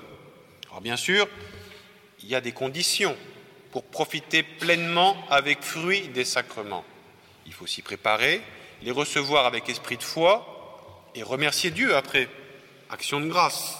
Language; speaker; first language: French; native; French